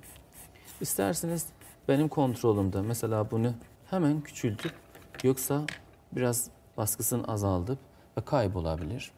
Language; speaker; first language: Turkish; non-native, fluent; Azerbaijani